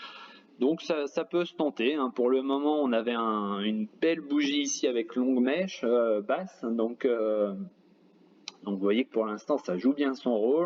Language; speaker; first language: French; native; French